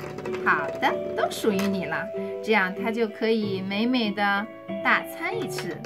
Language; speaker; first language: Chinese; native; Chinese